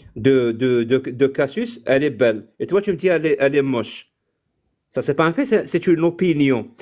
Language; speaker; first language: French; non-native, local second language; Arabic